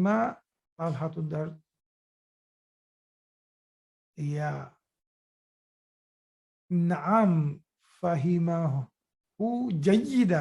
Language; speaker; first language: Arabic; non-native, fluent; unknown